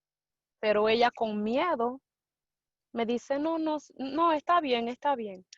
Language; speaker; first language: Spanish; early bilingual, heritage; Spanish